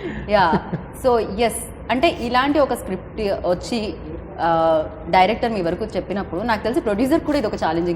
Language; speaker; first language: Telugu; native; Telugu